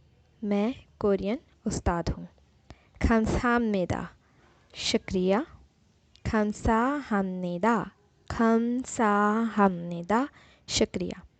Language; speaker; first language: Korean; non-native, fluent; Urdu